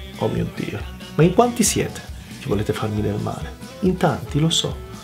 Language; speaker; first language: Italian; early bilingual, other home language; Macedonian